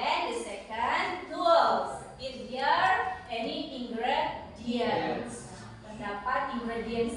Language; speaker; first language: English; non-native, learner; Indonesian